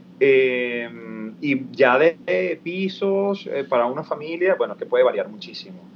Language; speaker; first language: Spanish; native; Spanish